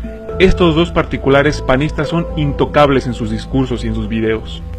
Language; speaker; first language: Spanish; native; Spanish